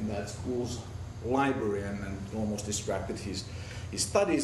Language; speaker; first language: English; non-native, fluent; Finnish